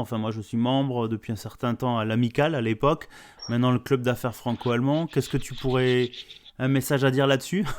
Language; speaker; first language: French; native; French